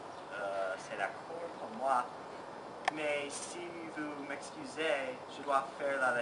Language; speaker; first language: French; non-native, learner; English